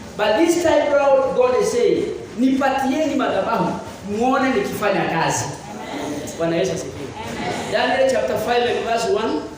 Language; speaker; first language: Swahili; non-native, local second language; Kikuyu